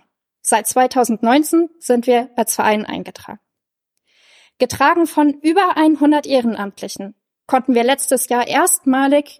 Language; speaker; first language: German; native; German